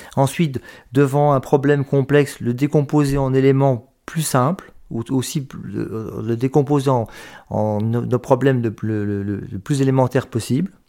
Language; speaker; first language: French; native; French